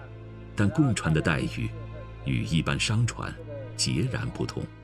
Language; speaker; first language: Chinese; native; Chinese